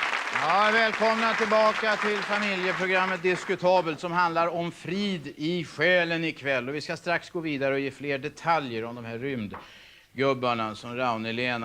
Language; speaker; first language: Swedish; native; Swedish